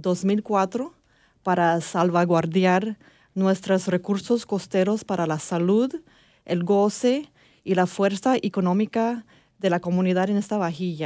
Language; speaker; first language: Spanish; early bilingual, heritage; English